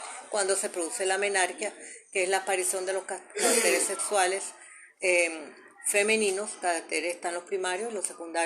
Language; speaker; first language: Spanish; native; Spanish